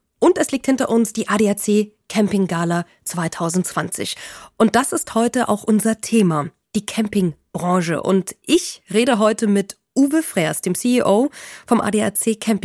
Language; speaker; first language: German; native; German